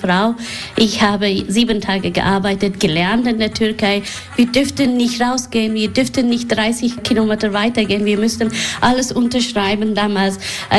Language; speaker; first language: German; non-native, learner; Persian